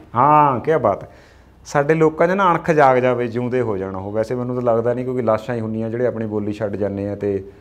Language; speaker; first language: Punjabi; native; Punjabi